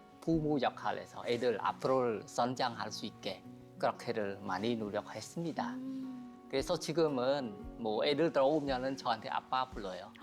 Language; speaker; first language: Korean; non-native, learner; Khmer